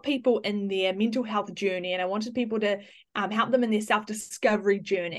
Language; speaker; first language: English; native; English